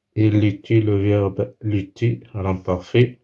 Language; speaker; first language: French; non-native, local second language; Arabic